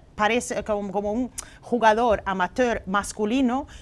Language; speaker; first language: Spanish; non-native, fluent; Swedish